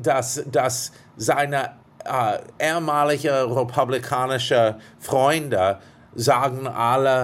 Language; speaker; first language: German; non-native, fluent; English